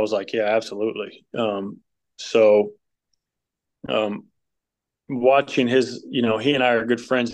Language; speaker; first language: English; native; English